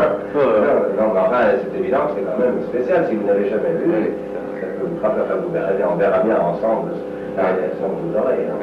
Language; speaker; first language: French; native; French